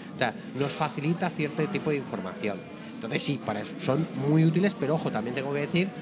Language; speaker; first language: Spanish; native; Spanish